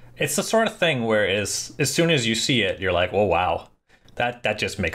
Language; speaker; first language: English; native; English